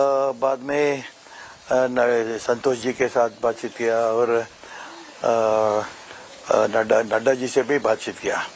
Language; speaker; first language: Hindi; non-native, local second language; Kannada